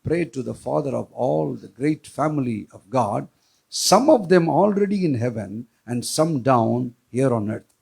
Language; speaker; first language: English; non-native, local second language; Tamil